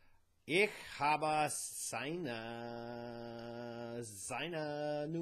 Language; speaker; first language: German; non-native, learner; English